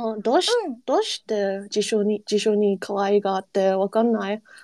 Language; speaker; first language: Japanese; non-native, learner; English